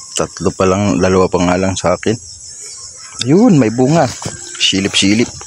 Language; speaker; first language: Filipino; non-native, local second language; Cebuano